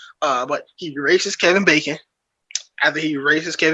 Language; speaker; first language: English; native; English